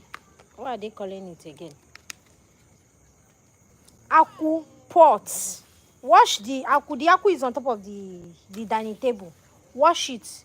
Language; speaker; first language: English; non-native, local second language; Igbo